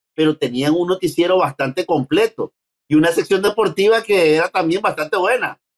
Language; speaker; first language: Spanish; native; Spanish